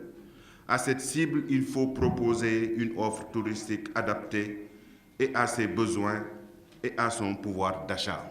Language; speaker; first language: French; non-native, local second language; Wolof